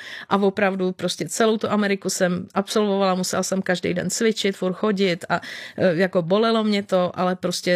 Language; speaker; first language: Czech; native; Czech